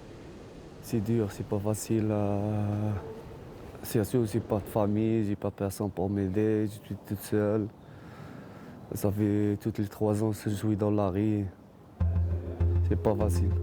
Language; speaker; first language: French; non-native, learner; Arabic